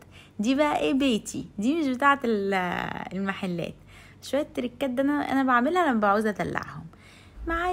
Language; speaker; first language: Arabic; native; Arabic